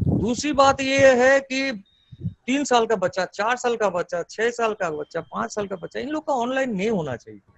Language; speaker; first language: Hindi; non-native, local second language; Bangla